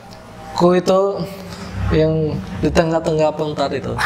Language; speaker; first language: Indonesian; non-native, learner; Portuguese